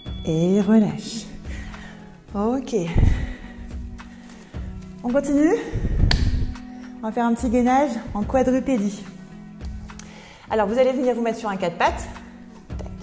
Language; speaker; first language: French; native; French